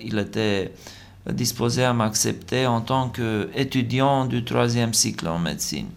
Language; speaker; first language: French; non-native, fluent; Romanian